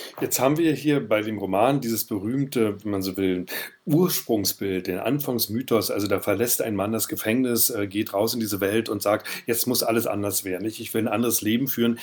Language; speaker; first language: German; native; German